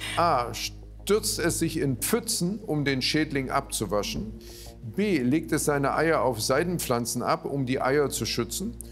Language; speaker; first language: German; native; German